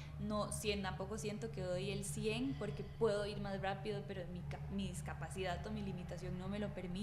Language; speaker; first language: Spanish; native; Spanish